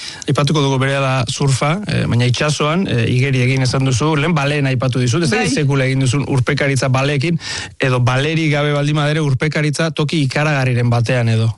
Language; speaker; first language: Basque; native; Basque